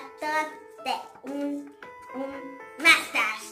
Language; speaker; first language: Spanish; early bilingual, heritage; Spanish